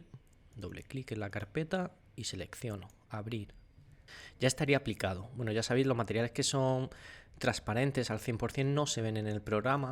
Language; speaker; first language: Spanish; native; Spanish